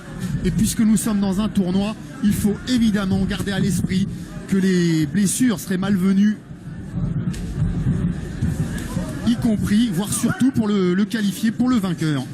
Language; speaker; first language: French; native; French